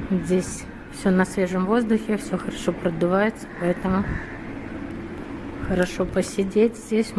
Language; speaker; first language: Russian; native; Russian